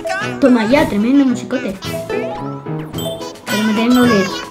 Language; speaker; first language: Spanish; native; Spanish